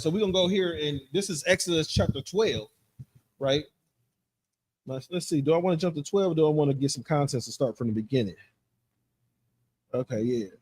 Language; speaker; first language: English; native; English